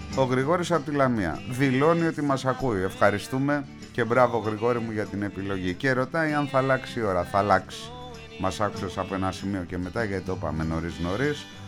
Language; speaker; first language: Greek; native; Greek